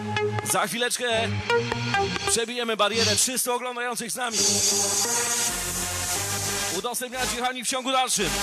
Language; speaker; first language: Polish; native; Polish